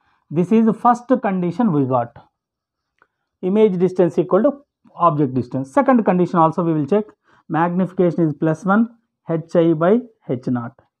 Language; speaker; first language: English; non-native, local second language; Telugu